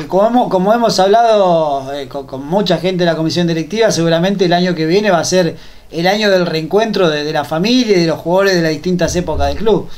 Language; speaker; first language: Spanish; native; Spanish